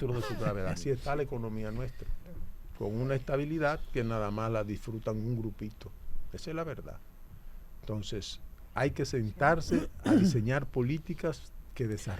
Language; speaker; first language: Spanish; native; Spanish